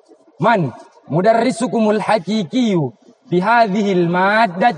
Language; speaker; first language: Arabic; non-native, learner; Indonesian